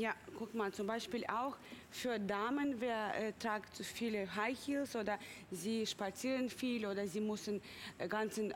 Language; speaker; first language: German; non-native, fluent; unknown